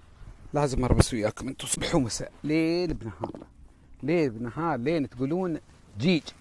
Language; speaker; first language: Arabic; native; Arabic